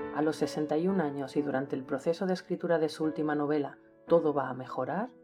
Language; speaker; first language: Spanish; native; Spanish